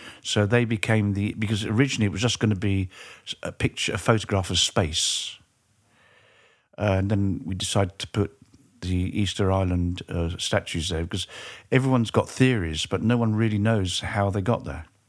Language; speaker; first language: English; early bilingual, other home language; French